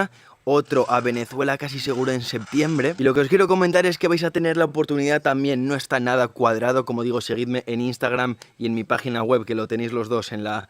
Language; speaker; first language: Spanish; native; Spanish